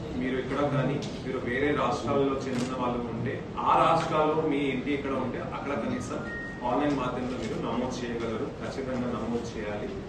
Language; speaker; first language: Telugu; non-native, fluent; Hindi